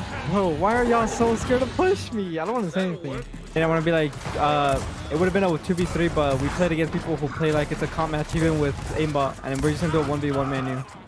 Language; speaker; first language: English; early bilingual, other home language; Spanish